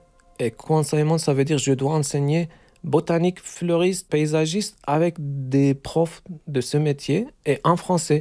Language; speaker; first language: French; non-native, fluent; Turkish